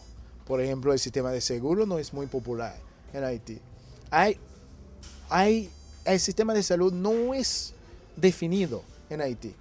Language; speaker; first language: Spanish; non-native, fluent; Haitian Creole